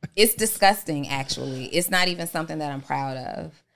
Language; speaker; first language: English; native; English